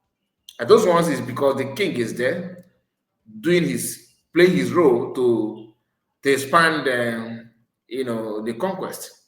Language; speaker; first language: English; non-native, local second language; Igbo